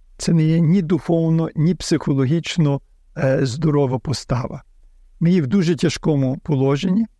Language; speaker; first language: Ukrainian; early bilingual, heritage; Ukrainian